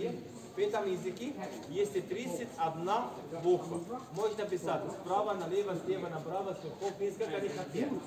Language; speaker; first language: Russian; non-native, learner; Arabic